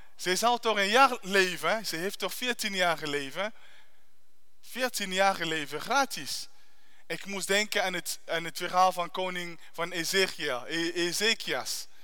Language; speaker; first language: Dutch; non-native, fluent; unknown